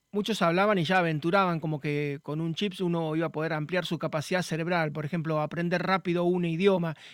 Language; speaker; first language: Spanish; native; Spanish